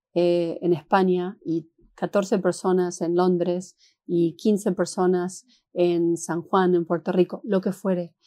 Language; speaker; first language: Spanish; native; Spanish